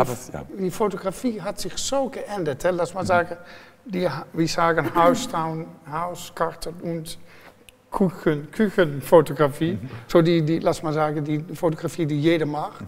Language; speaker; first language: German; non-native, fluent; Dutch